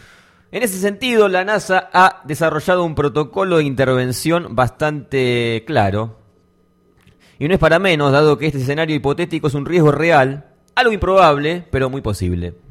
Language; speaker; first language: Spanish; native; Spanish